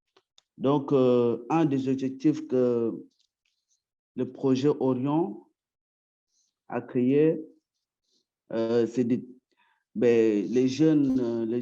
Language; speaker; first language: French; early bilingual, other home language; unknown